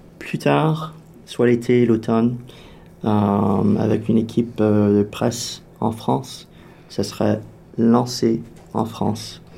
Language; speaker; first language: French; native; French